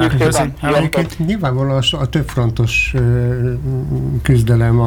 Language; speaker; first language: Hungarian; native; Hungarian